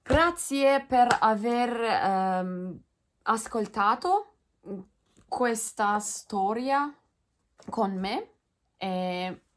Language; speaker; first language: Italian; non-native, learner; Turkish